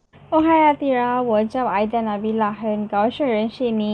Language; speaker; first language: Chinese; non-native, learner; Malay